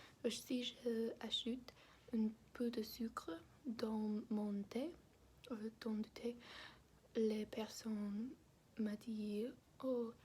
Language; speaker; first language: French; non-native, learner; English